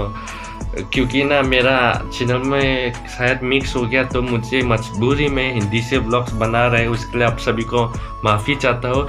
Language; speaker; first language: Hindi; non-native, learner; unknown